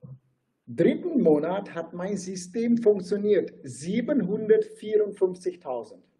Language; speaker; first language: German; non-native, fluent; Turkish